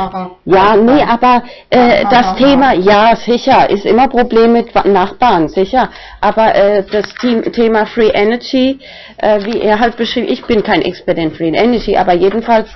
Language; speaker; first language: German; non-native, fluent; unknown